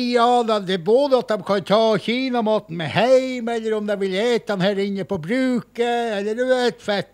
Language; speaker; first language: Norwegian; native; Norwegian